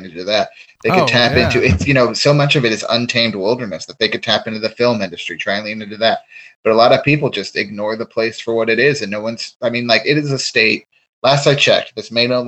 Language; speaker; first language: English; native; English